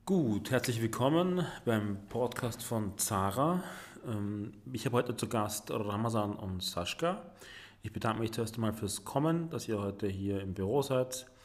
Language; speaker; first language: German; native; German